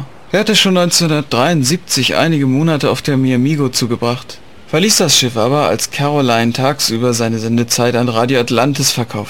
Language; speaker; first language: German; native; German